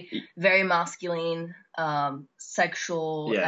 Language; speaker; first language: English; non-native, fluent; Czech